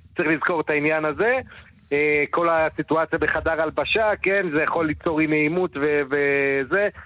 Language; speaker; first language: Hebrew; native; Hebrew